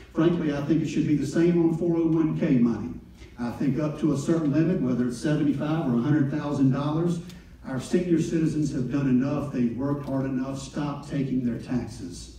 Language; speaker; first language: English; native; English